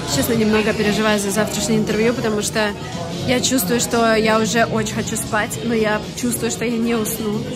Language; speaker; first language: Russian; native; Russian